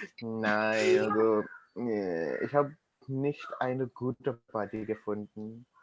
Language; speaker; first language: German; non-native, learner; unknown